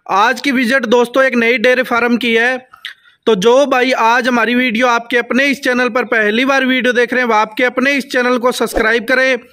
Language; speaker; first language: Hindi; native; Hindi